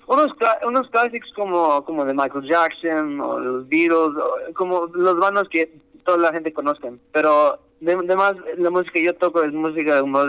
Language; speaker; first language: Spanish; early bilingual, heritage; Spanish